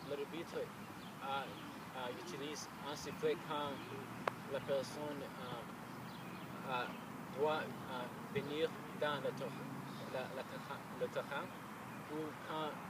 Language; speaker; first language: French; non-native, learner; English